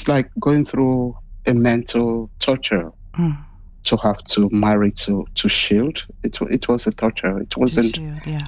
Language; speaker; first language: English; non-native, local second language; Yoruba